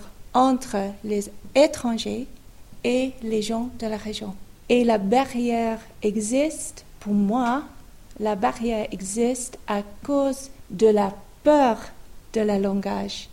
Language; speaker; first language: French; non-native, fluent; English